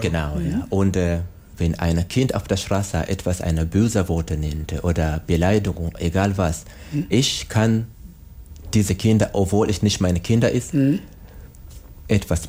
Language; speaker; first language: German; non-native, learner; Swahili